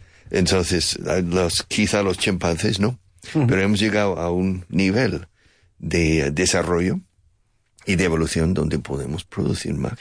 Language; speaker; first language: Spanish; non-native, fluent; English